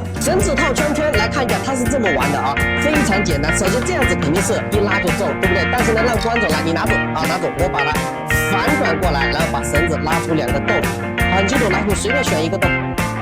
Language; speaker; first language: Chinese; native; Chinese